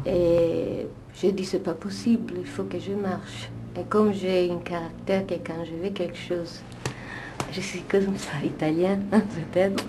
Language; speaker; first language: French; non-native, fluent; Italian